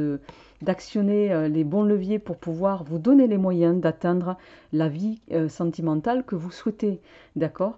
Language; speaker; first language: French; native; French